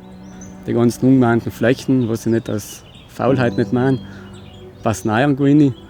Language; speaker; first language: German; native; German